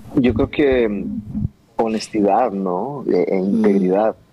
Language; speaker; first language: Spanish; native; Spanish